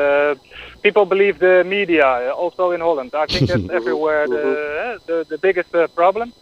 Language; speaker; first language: English; non-native, fluent; Dutch